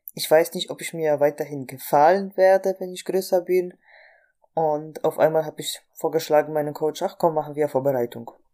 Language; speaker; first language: German; non-native, fluent; Polish